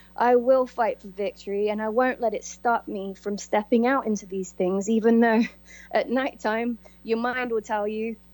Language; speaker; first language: English; native; English